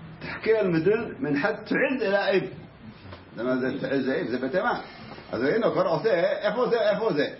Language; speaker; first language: Hebrew; native; Hebrew